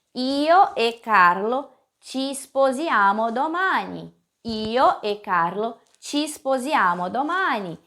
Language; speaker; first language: Italian; non-native, fluent; Portuguese